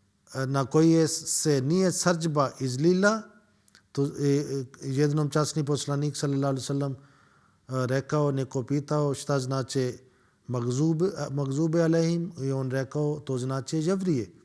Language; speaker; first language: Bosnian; non-native, learner; Urdu